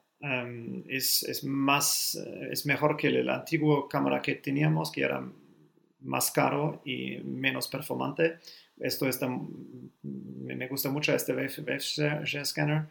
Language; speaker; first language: Spanish; non-native, learner; German